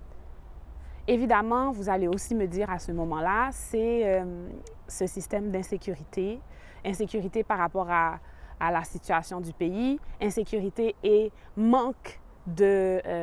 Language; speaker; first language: French; native; French